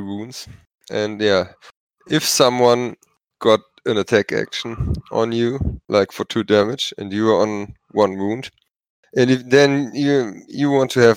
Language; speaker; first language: English; non-native, fluent; German